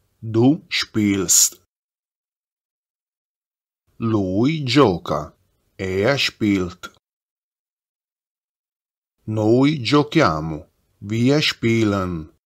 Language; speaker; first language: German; non-native, fluent; Italian